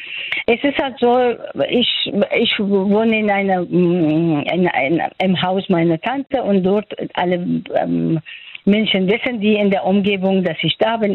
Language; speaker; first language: German; non-native, fluent; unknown